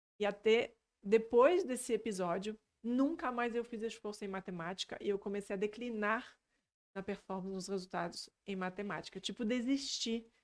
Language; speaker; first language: Portuguese; non-native, fluent; French